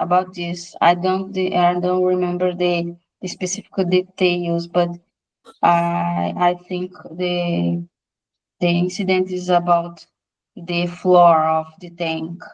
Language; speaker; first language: English; non-native, learner; Portuguese